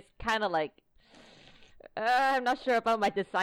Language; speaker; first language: English; non-native, local second language; Cantonese